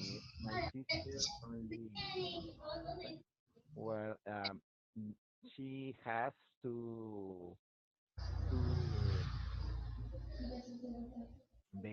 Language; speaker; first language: English; non-native, learner; Spanish